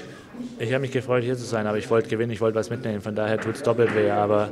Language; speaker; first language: German; native; German